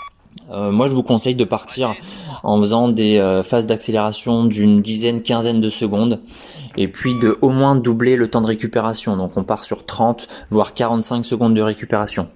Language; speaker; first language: French; native; French